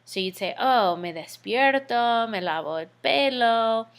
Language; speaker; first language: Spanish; non-native, fluent; English